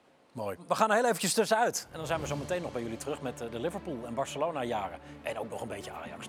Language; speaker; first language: Dutch; native; Dutch